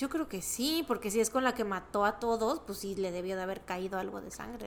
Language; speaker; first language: Spanish; native; Spanish